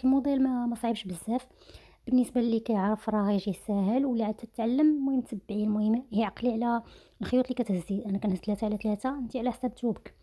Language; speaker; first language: Arabic; native; Arabic